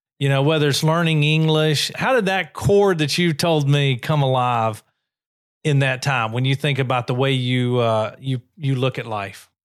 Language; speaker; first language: English; native; English